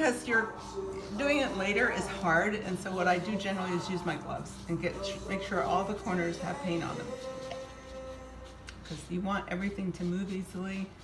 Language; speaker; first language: English; native; English